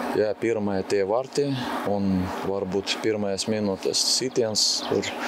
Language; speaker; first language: Latvian; non-native, local second language; Russian